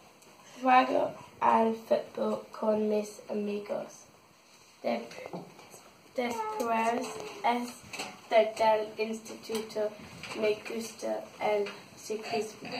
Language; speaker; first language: Spanish; non-native, learner; English